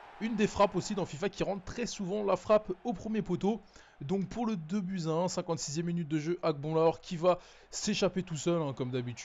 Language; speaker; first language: French; native; French